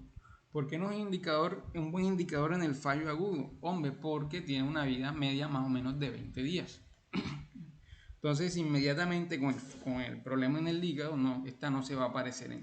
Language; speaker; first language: Spanish; native; Spanish